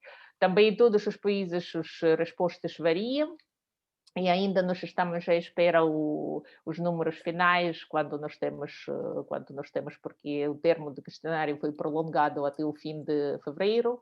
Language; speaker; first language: Portuguese; non-native, fluent; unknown